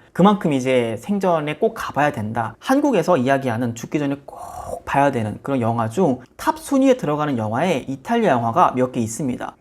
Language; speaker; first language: Korean; native; Korean